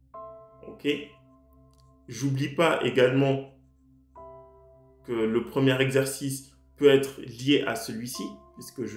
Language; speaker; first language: French; native; French